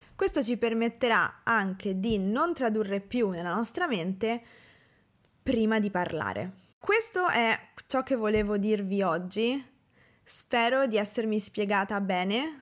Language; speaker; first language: Italian; native; Italian